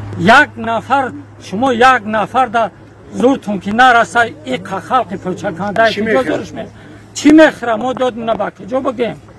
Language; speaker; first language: Tajik; native; Tajik